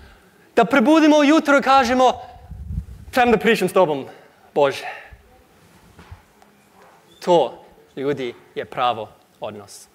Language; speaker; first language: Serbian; non-native, learner; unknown